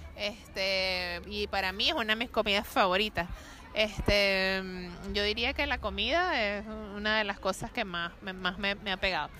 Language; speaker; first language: Spanish; native; Spanish